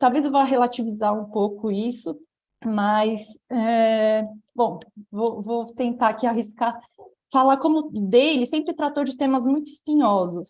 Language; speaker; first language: Portuguese; native; Portuguese